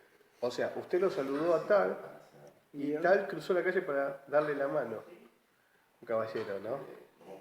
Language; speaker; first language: Spanish; native; Spanish